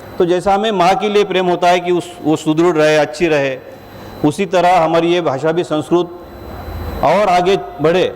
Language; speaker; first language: Hindi; non-native, local second language; Marathi